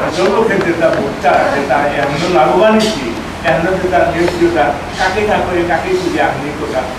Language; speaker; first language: Bangla; non-native, local second language; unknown